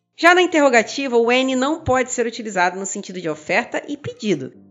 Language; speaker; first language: Portuguese; native; Portuguese